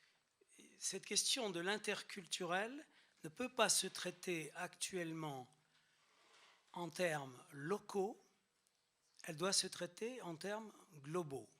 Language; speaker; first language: French; native; French